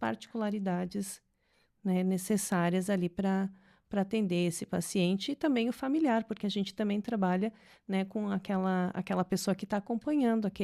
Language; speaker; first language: Portuguese; native; Portuguese